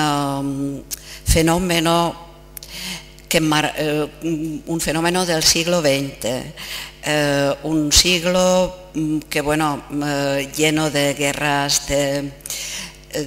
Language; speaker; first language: Spanish; non-native, fluent; Czech